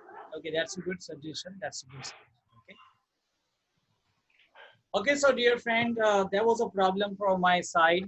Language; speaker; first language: English; non-native, local second language; Gujarati